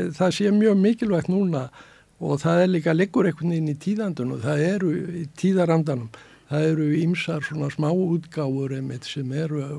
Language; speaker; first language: Icelandic; native; Icelandic